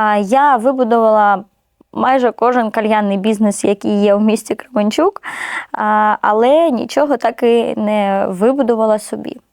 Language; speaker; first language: Ukrainian; non-native, local second language; Russian